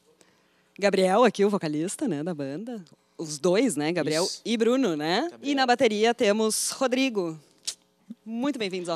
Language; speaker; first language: Portuguese; native; Portuguese